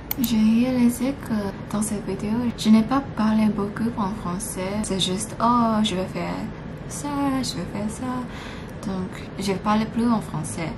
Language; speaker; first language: French; non-native, learner; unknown